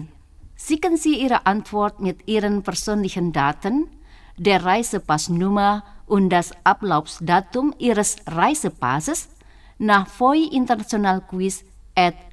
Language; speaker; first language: German; non-native, learner; Indonesian